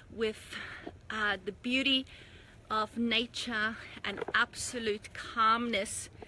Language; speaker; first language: English; native; English